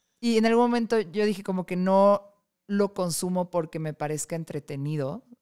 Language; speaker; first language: Spanish; native; Spanish